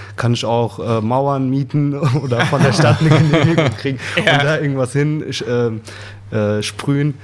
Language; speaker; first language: German; early bilingual, other home language; Arabic